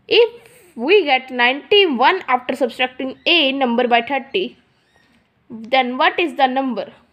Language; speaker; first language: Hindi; non-native, local second language; Punjabi